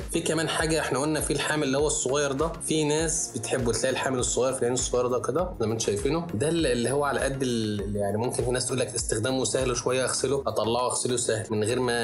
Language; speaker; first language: Arabic; native; Arabic